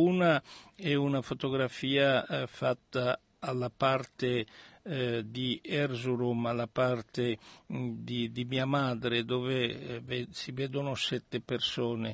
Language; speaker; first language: Italian; early bilingual, other home language; Armenian